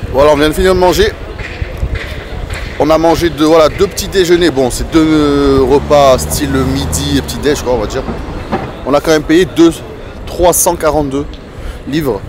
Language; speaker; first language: French; native; French